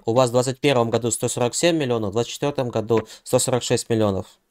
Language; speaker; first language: Russian; non-native, local second language; Ukrainian